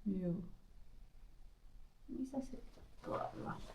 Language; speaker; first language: Finnish; non-native, learner; Filipino